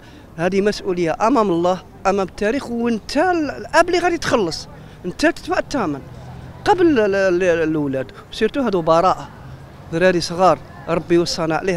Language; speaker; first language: Arabic; native; Arabic